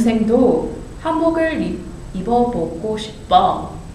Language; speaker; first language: Korean; non-native, learner; English